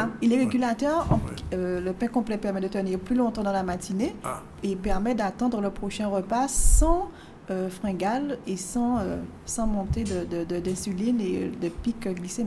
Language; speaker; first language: French; native; French